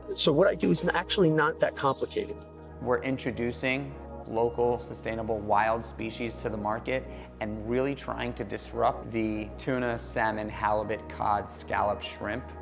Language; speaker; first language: English; native; English